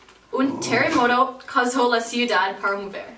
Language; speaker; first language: Spanish; non-native, learner; English